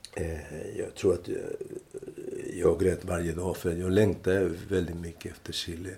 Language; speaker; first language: Swedish; non-native, fluent; Spanish